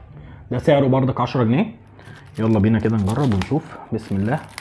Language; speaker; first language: Arabic; native; Arabic